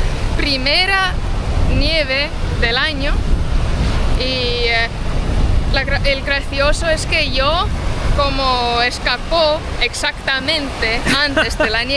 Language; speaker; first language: Spanish; non-native, fluent; Estonian